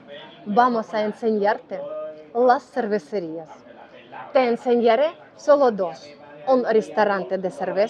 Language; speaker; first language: Spanish; non-native, learner; Ukrainian